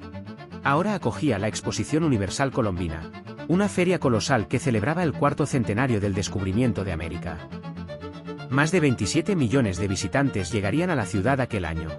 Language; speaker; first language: Spanish; native; Spanish